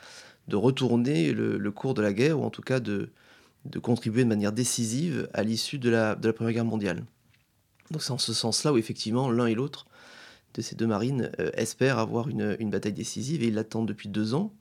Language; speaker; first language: French; native; French